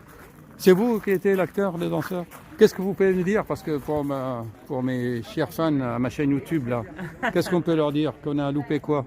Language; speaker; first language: French; non-native, fluent; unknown